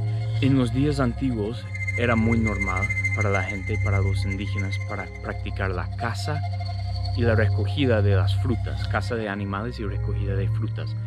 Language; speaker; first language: Spanish; non-native, fluent; English